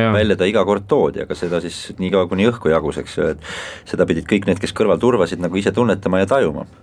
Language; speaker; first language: Estonian; native; Estonian